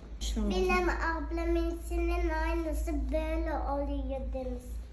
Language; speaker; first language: Turkish; early bilingual, heritage; Turkish